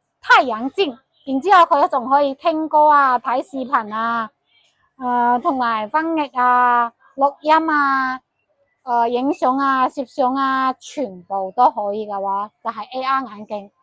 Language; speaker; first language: Cantonese; non-native, local second language; Chinese